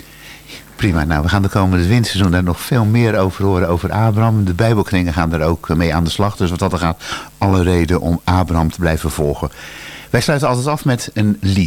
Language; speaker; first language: Dutch; native; Dutch